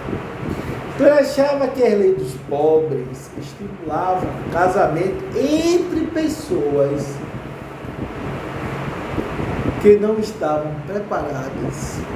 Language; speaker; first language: Portuguese; native; Portuguese